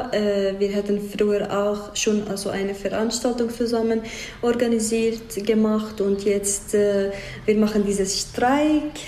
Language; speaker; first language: German; non-native, fluent; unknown